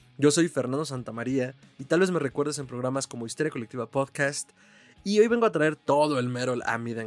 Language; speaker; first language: Spanish; native; Spanish